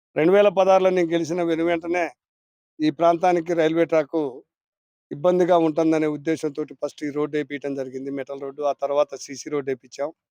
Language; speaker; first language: Telugu; native; Telugu